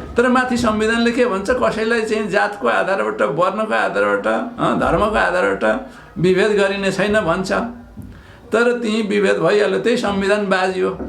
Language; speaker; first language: Nepali; non-native, local second language; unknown